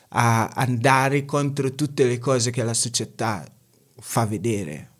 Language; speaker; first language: Italian; non-native, fluent; Akan